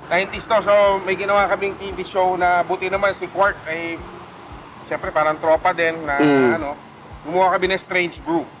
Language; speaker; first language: Filipino; non-native, local second language; Cebuano